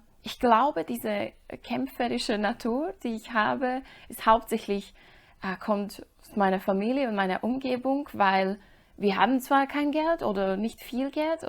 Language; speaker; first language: German; non-native, fluent; Slovak